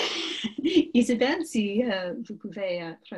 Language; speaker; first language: French; non-native, learner; English